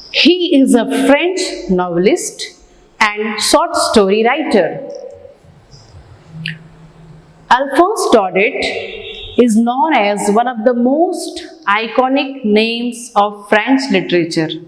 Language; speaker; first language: English; non-native, local second language; Hindi